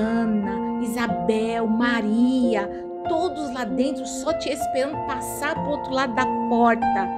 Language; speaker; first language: Portuguese; native; Portuguese